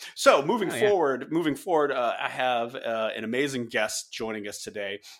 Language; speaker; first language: English; native; English